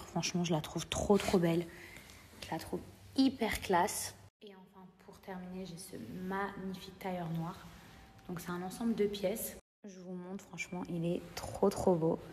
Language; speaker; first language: French; native; French